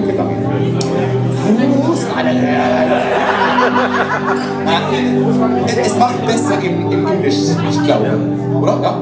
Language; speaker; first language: German; non-native, learner; Norwegian